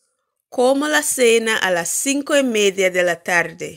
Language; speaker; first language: Spanish; non-native, fluent; English